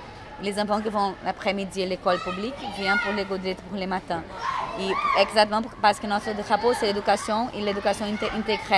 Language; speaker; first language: French; non-native, fluent; Portuguese